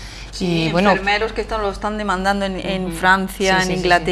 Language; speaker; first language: Spanish; native; Spanish